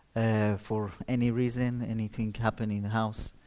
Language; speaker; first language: English; non-native, learner; Persian